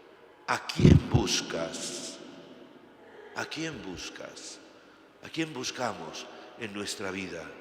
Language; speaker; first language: Spanish; native; Spanish